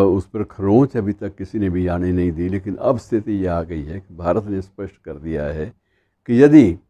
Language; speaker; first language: Hindi; native; Hindi